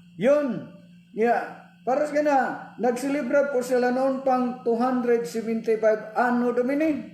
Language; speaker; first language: Filipino; non-native, local second language; Cebuano